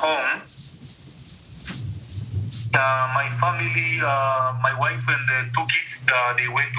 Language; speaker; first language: English; non-native, local second language; Swahili